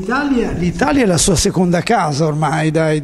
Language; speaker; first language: Italian; native; Italian